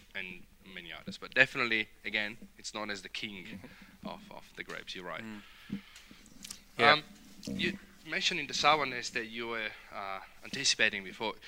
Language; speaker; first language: English; non-native, fluent; Italian